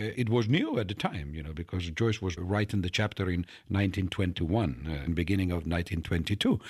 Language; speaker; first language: English; non-native, fluent; Italian